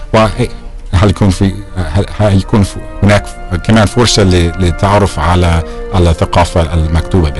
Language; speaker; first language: Arabic; non-native, fluent; English